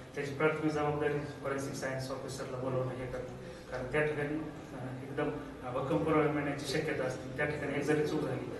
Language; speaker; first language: Marathi; native; Marathi